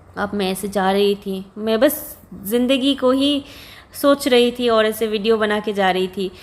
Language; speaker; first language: Hindi; non-native, local second language; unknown